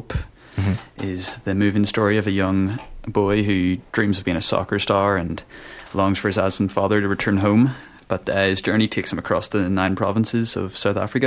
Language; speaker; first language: English; native; English